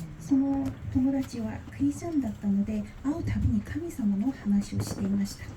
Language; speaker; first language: Japanese; non-native, fluent; Korean